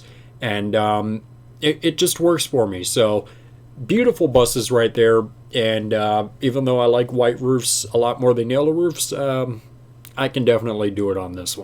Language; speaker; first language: English; native; English